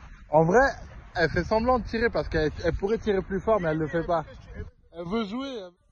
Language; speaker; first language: French; native; French